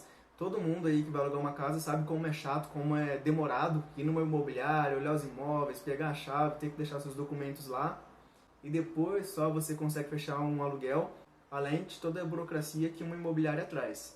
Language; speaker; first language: Portuguese; native; Portuguese